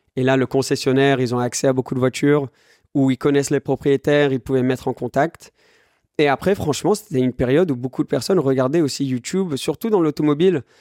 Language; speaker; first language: French; early bilingual, other home language; English